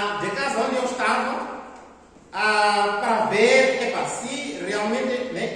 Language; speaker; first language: Portuguese; non-native, local second language; Tsonga